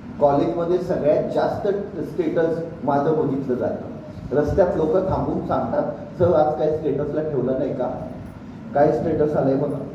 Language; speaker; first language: Marathi; native; Marathi